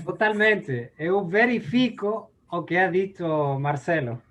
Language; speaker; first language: Portuguese; non-native, learner; Spanish